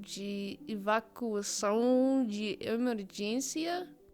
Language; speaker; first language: Portuguese; non-native, learner; English